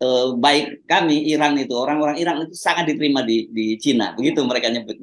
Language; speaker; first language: Indonesian; native; Indonesian